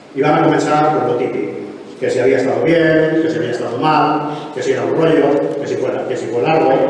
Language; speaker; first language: Spanish; native; Spanish